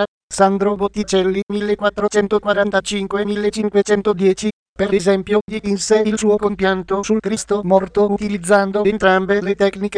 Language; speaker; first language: Italian; native; Italian